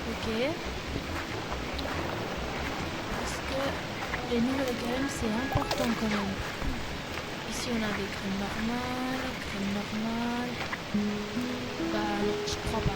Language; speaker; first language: French; non-native, fluent; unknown